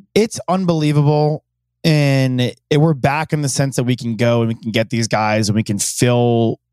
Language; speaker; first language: English; native; English